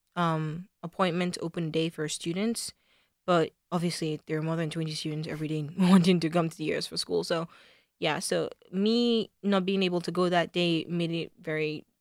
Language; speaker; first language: English; non-native, local second language; Igbo